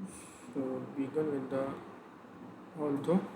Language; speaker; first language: English; non-native, learner; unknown